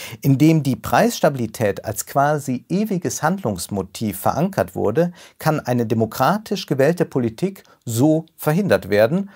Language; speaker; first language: German; native; German